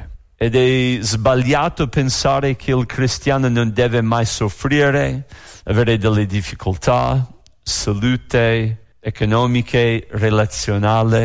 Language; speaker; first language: Italian; non-native, fluent; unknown